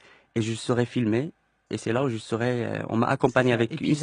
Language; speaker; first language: French; non-native, local second language; Arabic